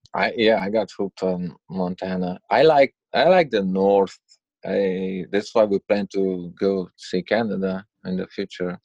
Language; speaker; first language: English; non-native, fluent; Romanian